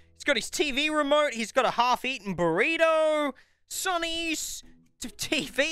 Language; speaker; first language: English; native; English